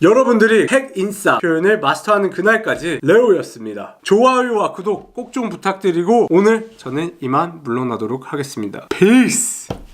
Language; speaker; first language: Korean; early bilingual, heritage; Korean